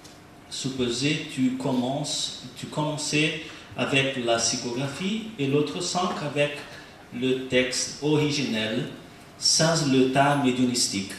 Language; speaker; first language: French; non-native, learner; Portuguese